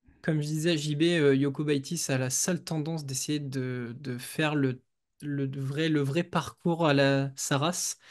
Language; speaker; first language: French; native; French